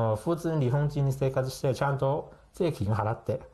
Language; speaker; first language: Japanese; non-native, fluent; Chinese